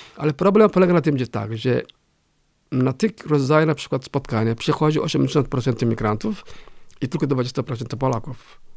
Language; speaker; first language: Polish; non-native, fluent; Somali